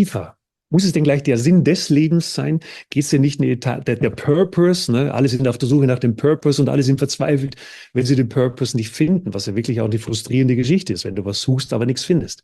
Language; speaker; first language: German; native; German